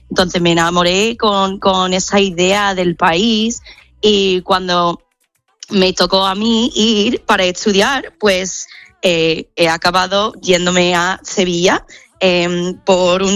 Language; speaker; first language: Spanish; non-native, fluent; English